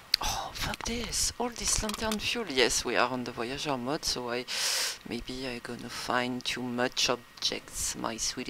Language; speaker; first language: English; non-native, learner; French